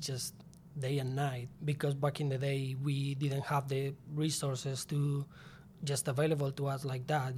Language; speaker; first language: English; non-native, fluent; Spanish